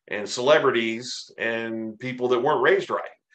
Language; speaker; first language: English; native; English